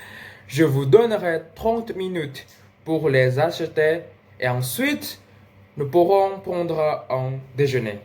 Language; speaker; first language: French; non-native, learner; Indonesian